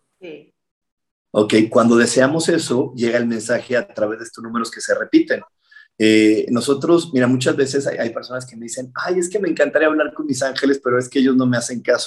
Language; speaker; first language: Spanish; native; Spanish